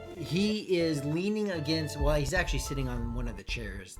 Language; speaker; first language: English; native; English